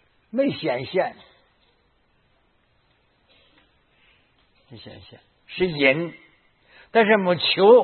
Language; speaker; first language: Chinese; native; Chinese